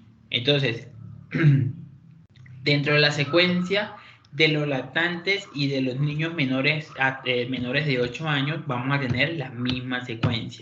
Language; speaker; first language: Spanish; native; Spanish